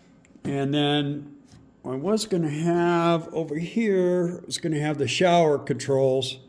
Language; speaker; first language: English; native; English